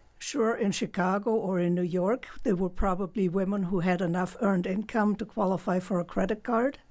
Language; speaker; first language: English; non-native, fluent; German